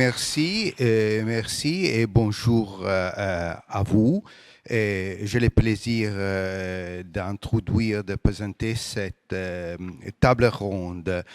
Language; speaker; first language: French; non-native, fluent; Italian